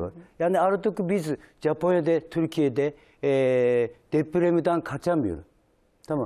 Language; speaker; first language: Turkish; non-native, learner; Japanese